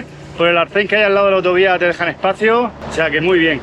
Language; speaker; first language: Spanish; native; Spanish